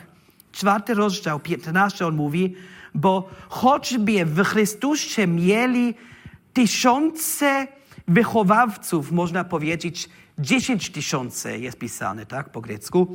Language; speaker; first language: Polish; non-native, learner; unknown